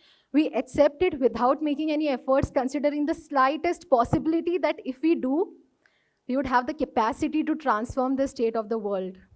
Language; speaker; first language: English; non-native, local second language; Hindi